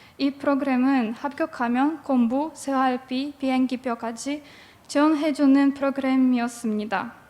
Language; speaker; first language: Korean; non-native, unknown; Russian